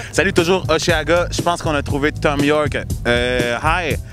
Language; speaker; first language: French; native; French